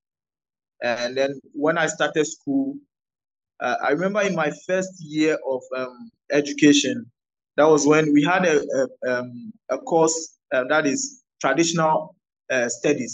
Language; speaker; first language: English; non-native, local second language; Ewe